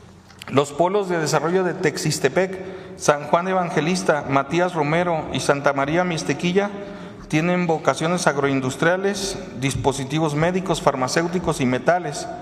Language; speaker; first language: Spanish; native; Spanish